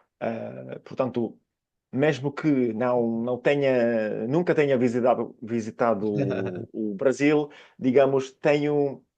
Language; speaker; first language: Portuguese; non-native, fluent; Italian